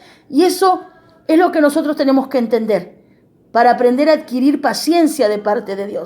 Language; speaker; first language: Spanish; native; Spanish